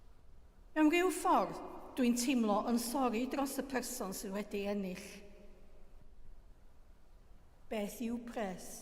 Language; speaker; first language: Welsh; native; Welsh